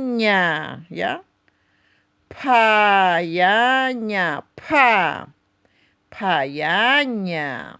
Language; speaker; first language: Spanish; non-native, local second language; Aymara